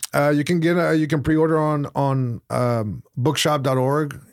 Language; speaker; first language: English; early bilingual, other home language; Spanish